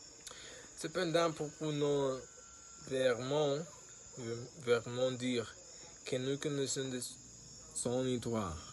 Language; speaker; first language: French; non-native, learner; Spanish